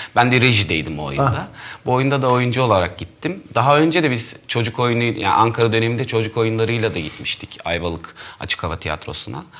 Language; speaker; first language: Turkish; native; Turkish